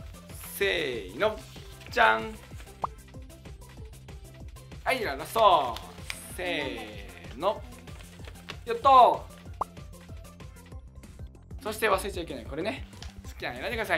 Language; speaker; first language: Japanese; native; Japanese